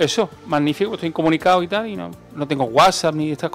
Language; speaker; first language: Spanish; native; Spanish